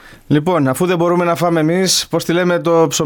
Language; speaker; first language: Greek; native; Greek